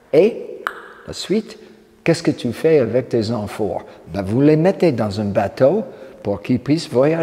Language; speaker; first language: French; non-native, fluent; English